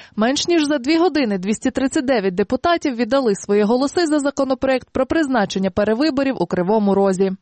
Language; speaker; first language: Ukrainian; native; Ukrainian